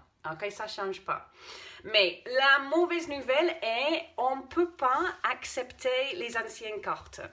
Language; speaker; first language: French; non-native, fluent; English